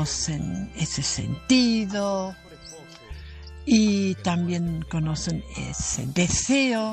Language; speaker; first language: Spanish; non-native, fluent; German